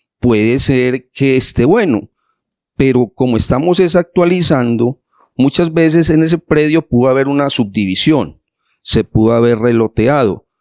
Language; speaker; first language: Spanish; native; Spanish